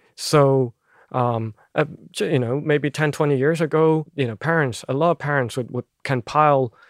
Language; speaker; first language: English; non-native, local second language; Cantonese